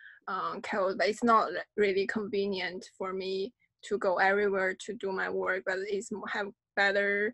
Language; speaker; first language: English; non-native, fluent; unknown